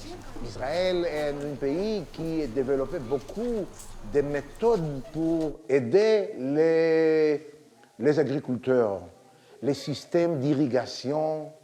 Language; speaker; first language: French; non-native, learner; Hebrew